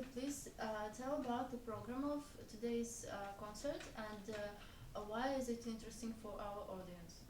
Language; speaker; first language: English; non-native, fluent; Russian